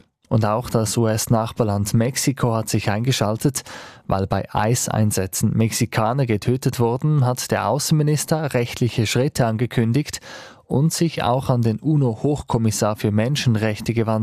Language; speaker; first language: German; native; German